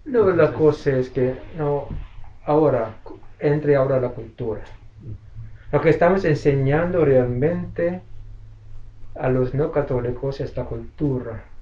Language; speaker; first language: Spanish; non-native, fluent; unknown